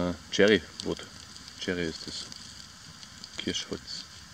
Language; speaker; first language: English; non-native, fluent; German